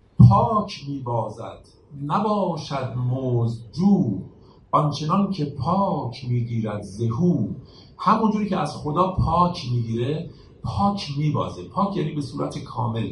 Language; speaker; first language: Persian; native; Persian